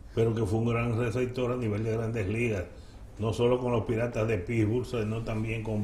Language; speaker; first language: Spanish; native; Spanish